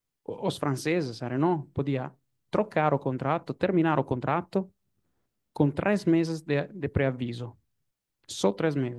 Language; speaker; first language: Portuguese; non-native, fluent; Italian